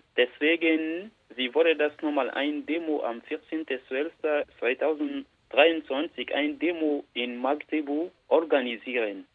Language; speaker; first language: German; non-native, learner; Bambara